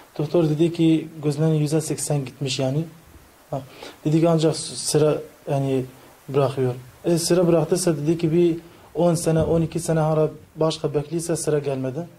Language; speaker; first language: Turkish; early bilingual, other home language; Kurdish